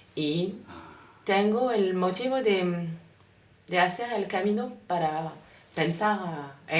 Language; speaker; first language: Spanish; non-native, learner; French